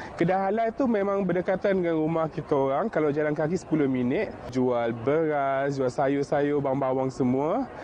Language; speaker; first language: Malay; native; Malay